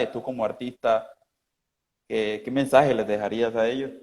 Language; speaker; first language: Spanish; native; Spanish